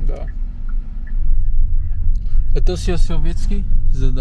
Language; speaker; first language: Russian; non-native, learner; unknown